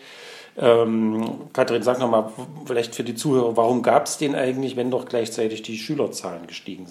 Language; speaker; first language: German; native; German